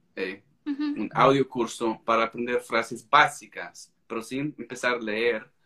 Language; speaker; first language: Spanish; non-native, fluent; English